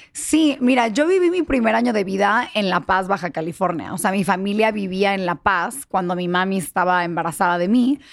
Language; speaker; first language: Spanish; early bilingual, heritage; Spanish